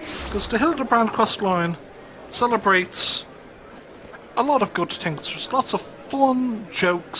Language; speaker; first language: English; native; English